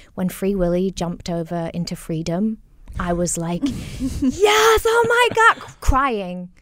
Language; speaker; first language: English; native; English